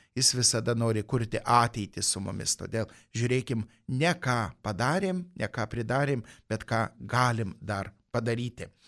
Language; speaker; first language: Lithuanian; native; Lithuanian